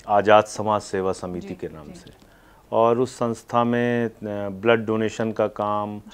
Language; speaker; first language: Hindi; native; Hindi